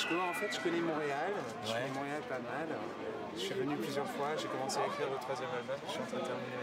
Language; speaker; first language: French; non-native, fluent; English